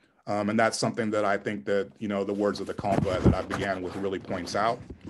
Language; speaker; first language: English; native; English